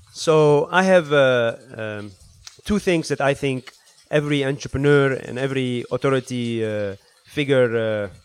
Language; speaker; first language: English; early bilingual, other home language; Arabic